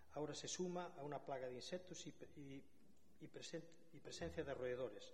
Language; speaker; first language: Spanish; non-native, local second language; Galician